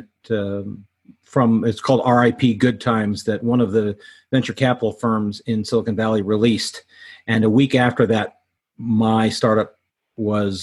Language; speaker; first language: English; native; English